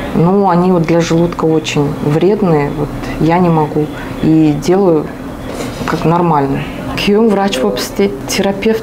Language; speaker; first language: Russian; non-native, local second language; Kazakh